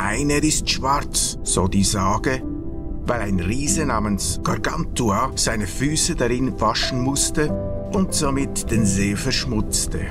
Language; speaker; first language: German; native; German